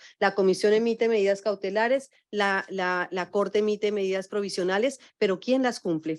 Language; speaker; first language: Spanish; native; Spanish